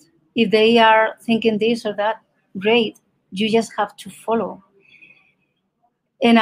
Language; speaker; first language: English; non-native, fluent; Spanish